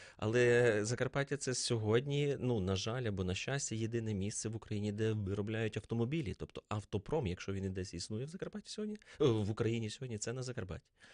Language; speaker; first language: Ukrainian; native; Ukrainian